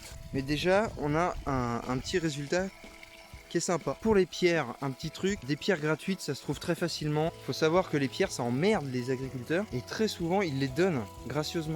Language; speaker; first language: French; native; French